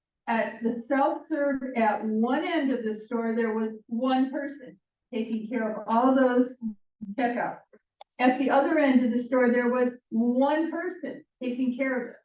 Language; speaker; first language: English; native; English